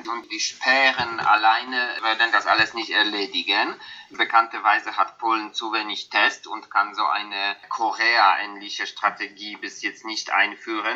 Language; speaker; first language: German; non-native, fluent; Polish